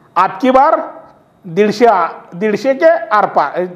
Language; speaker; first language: Hindi; non-native, local second language; Marathi